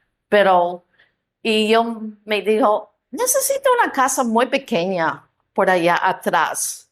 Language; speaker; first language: Spanish; non-native, learner; English